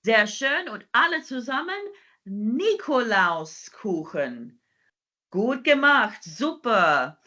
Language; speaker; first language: German; non-native, fluent; English